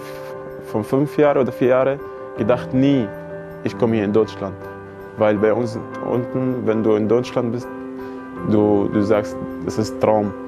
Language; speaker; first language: German; non-native, learner; Arabic